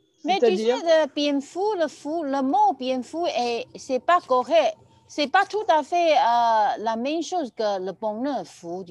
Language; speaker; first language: French; non-native, learner; Chinese